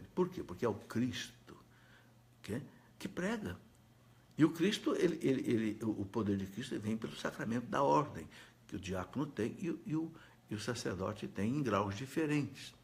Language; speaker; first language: Portuguese; native; Portuguese